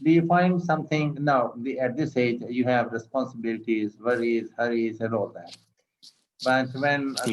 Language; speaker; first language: English; non-native, local second language; Urdu